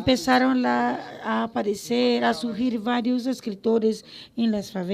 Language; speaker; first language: Spanish; non-native, fluent; Portuguese